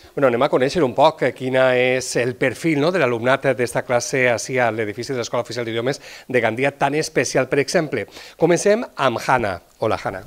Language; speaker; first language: Catalan; native; Catalan